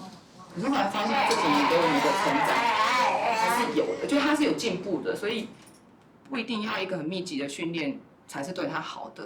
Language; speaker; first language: Chinese; native; Chinese